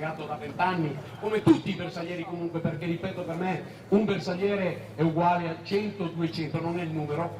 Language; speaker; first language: Italian; native; Italian